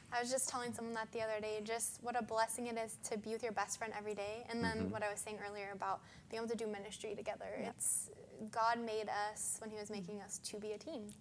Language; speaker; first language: English; native; English